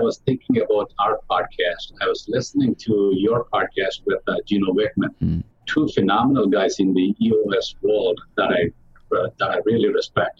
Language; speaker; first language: English; non-native, local second language; Telugu